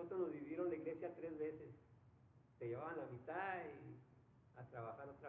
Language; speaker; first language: Spanish; native; Spanish